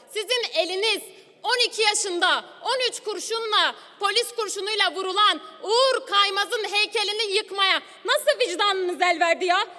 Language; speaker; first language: Turkish; non-native, local second language; Kurdish